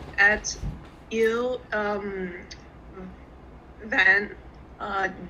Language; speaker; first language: French; non-native, learner; English